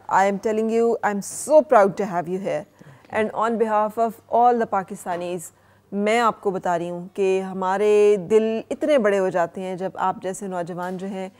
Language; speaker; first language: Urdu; native; Urdu